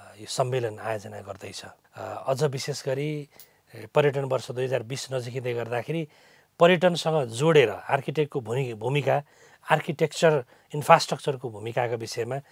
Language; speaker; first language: Nepali; native; Nepali